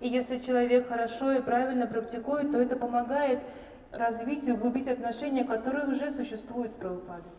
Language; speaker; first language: Russian; native; Russian